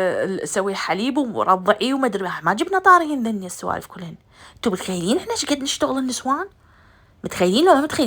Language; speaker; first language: Arabic; native; Arabic